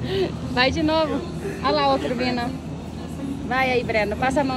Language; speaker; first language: Portuguese; native; Portuguese